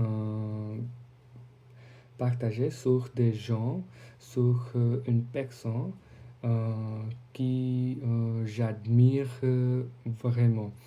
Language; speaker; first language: French; non-native, learner; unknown